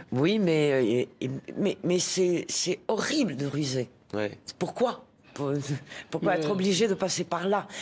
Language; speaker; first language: French; non-native, local second language; Arabic